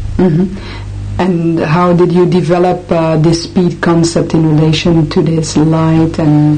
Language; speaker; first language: English; non-native, fluent; Dutch